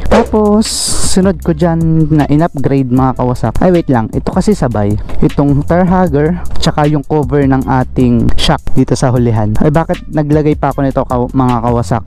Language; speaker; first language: Filipino; native; Filipino